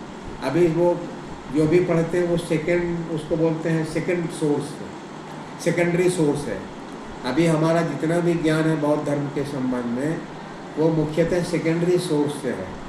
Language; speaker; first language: Hindi; native; Hindi